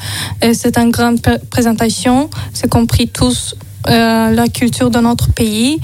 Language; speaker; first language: French; non-native, learner; Azerbaijani